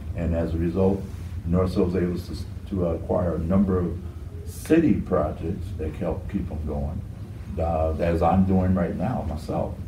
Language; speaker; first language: English; native; English